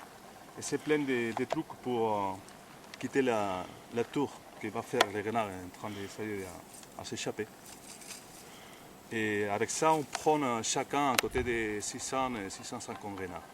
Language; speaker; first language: French; non-native, fluent; Spanish